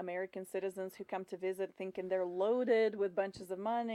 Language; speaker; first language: English; non-native, fluent; Russian